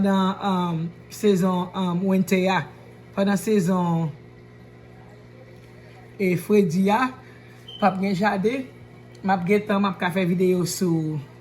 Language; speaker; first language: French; non-native, learner; Haitian Creole